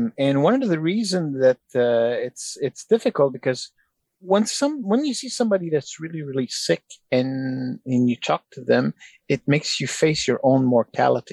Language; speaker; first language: English; native; English